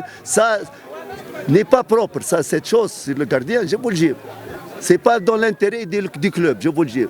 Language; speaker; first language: French; non-native, local second language; Arabic